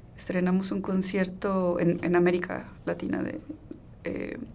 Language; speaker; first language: Spanish; native; Spanish